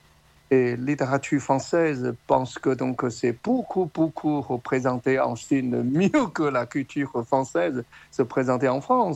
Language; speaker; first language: French; non-native, fluent; Chinese